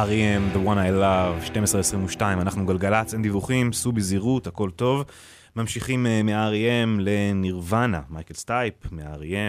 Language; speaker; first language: Hebrew; native; Hebrew